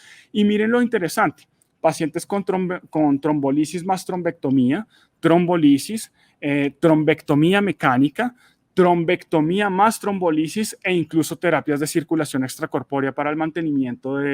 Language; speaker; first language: Spanish; native; Spanish